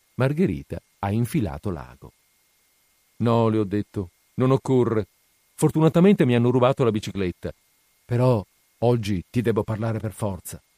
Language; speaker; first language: Italian; native; Italian